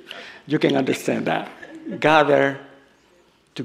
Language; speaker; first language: English; non-native, learner; Spanish